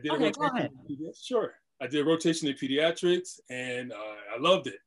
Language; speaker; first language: English; native; English